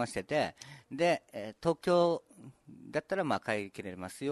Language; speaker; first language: Japanese; native; Japanese